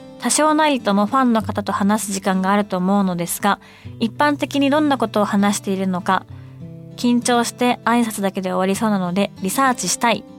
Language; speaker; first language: Japanese; native; Japanese